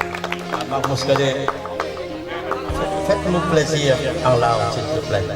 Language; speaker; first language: French; non-native, fluent; Lao